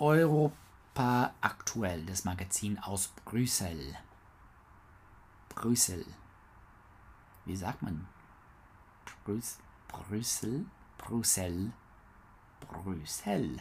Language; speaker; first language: German; non-native, learner; English